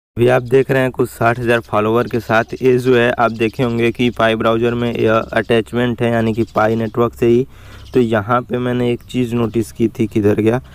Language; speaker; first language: Hindi; native; Hindi